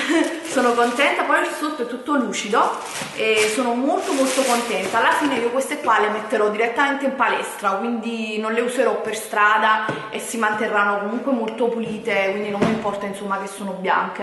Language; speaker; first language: Italian; native; Italian